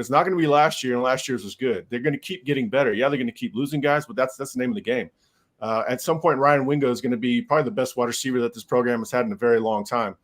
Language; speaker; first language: English; native; English